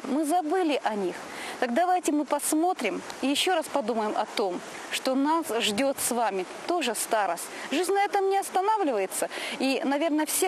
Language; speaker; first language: Russian; native; Russian